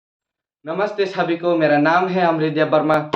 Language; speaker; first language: Hindi; non-native, local second language; Kok Borok